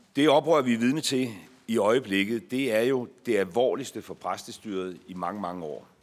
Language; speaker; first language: Danish; native; Danish